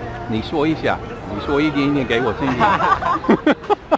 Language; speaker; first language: Chinese; non-native, fluent; English